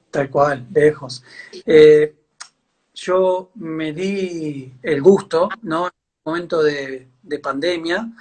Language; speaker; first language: Spanish; native; Spanish